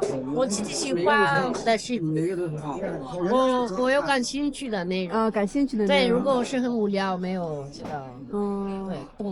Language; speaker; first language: Chinese; non-native, learner; Spanish